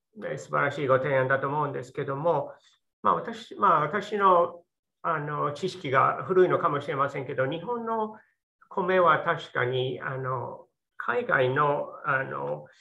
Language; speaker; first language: Japanese; native; Japanese